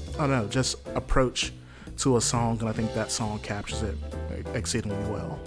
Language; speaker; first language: English; native; English